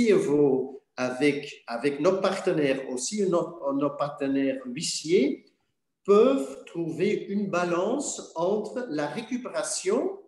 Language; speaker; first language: French; non-native, fluent; Dutch